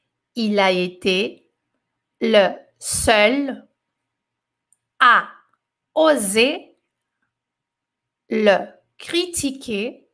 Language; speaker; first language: French; non-native, fluent; Portuguese